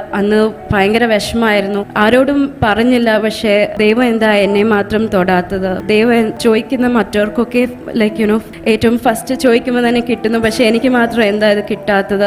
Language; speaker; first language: Malayalam; early bilingual, heritage; Malayalam